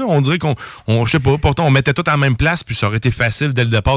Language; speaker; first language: French; native; French